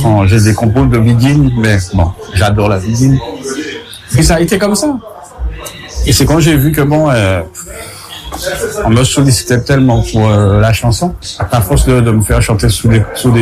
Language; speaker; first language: French; native; French